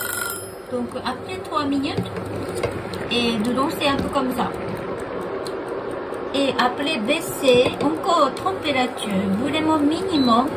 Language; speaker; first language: French; non-native, learner; Japanese